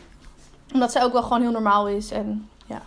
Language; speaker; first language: Dutch; native; Dutch